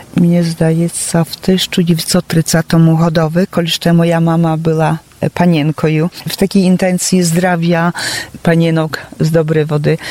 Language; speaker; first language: Polish; non-native, local second language; Belarusian